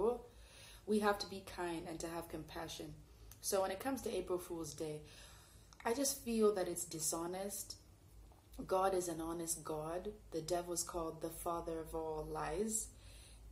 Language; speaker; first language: English; native; English